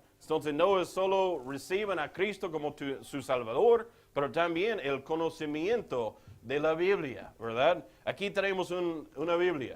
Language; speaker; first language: Spanish; non-native, fluent; English